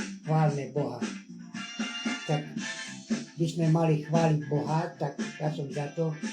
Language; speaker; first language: Slovak; non-native, local second language; Hungarian